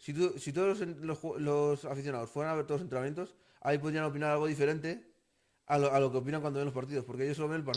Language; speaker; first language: Spanish; native; Spanish